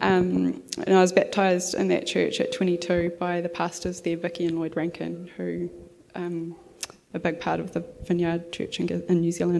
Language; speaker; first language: English; native; English